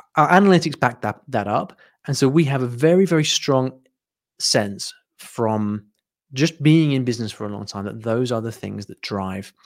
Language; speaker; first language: English; native; English